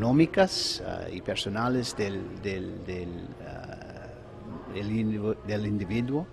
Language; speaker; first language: Spanish; non-native, fluent; English